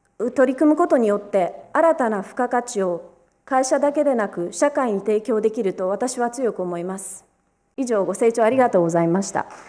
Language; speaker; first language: Japanese; early bilingual, other home language; Romanian